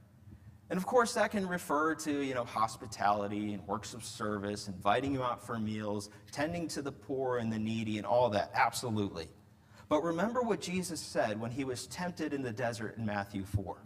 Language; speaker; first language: English; native; English